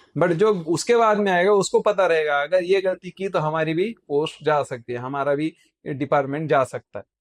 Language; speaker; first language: Hindi; non-native, local second language; Marathi